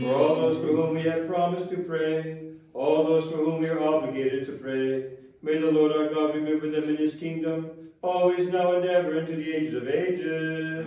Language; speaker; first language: English; native; English